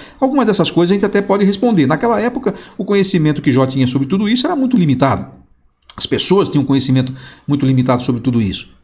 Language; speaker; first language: Portuguese; native; Portuguese